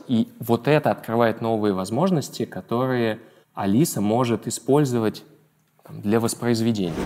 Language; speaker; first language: Russian; native; Russian